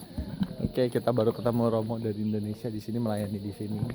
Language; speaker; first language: Indonesian; native; Indonesian